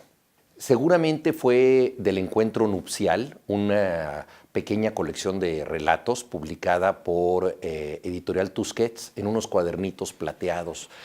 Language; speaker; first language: Spanish; native; Spanish